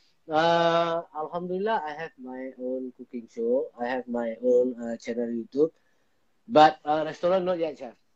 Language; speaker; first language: English; non-native, local second language; Malay